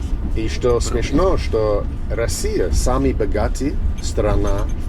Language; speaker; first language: Russian; non-native, learner; English